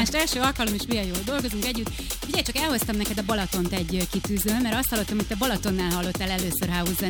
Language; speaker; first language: Hungarian; native; Hungarian